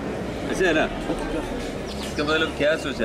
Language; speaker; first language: Hindi; non-native, fluent; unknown